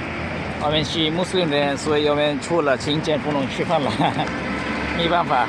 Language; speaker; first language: Chinese; non-native, fluent; Bangla